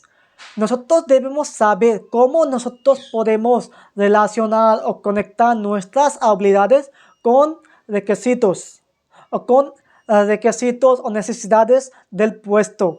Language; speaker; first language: Spanish; non-native, fluent; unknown